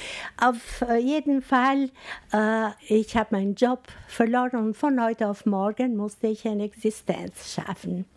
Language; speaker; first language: German; non-native, fluent; Albanian